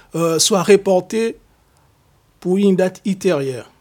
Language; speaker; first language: French; non-native, local second language; Lingala